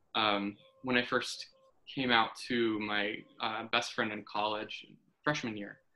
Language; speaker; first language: English; native; English